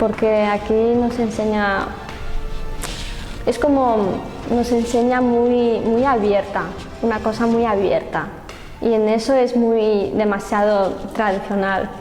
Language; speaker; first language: Spanish; non-native, learner; Chinese